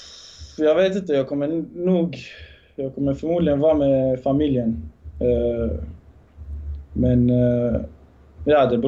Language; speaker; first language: Swedish; early bilingual, other home language; Bosnian